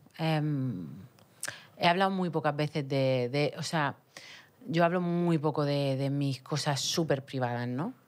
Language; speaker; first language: Spanish; native; Spanish